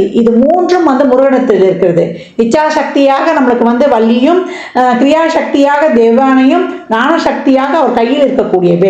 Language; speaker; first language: Tamil; native; Tamil